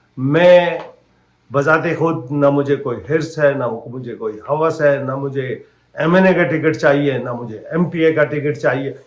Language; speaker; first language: Urdu; native; Urdu